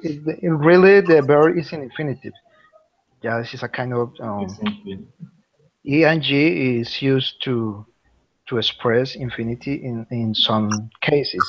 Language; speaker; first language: English; non-native, learner; Spanish